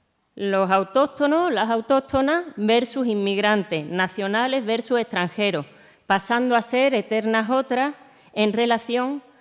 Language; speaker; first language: Spanish; native; Spanish